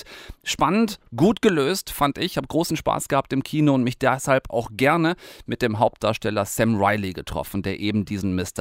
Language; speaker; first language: German; native; German